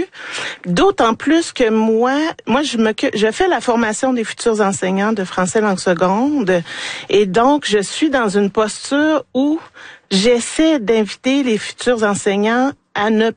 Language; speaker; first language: French; native; French